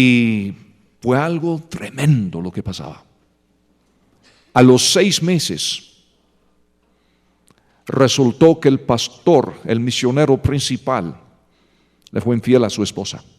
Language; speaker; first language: Spanish; non-native, fluent; English